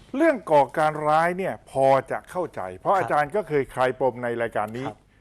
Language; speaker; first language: Thai; native; Thai